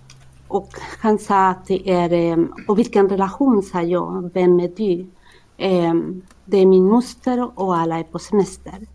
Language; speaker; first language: Swedish; non-native, fluent; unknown